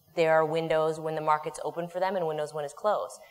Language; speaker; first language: English; native; English